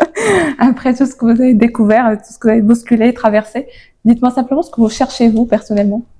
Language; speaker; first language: French; native; French